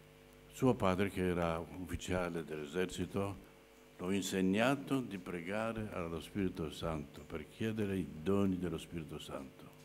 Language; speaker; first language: Italian; non-native, fluent; Polish